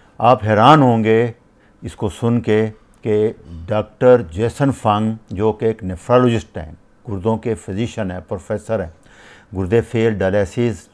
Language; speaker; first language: Urdu; native; Urdu